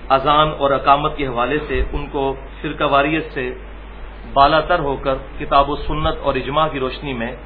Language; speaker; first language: Urdu; non-native, local second language; Punjabi